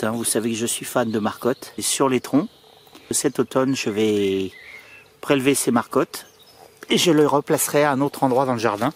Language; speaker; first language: French; native; French